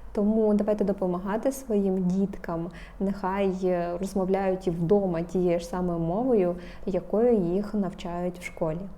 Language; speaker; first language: Ukrainian; non-native, local second language; Russian